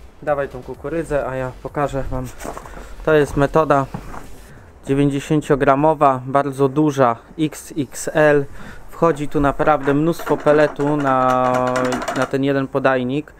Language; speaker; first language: Polish; native; Polish